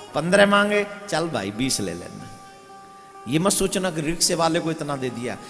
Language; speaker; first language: Hindi; native; Hindi